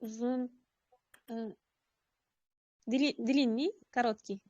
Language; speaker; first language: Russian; non-native, learner; Uzbek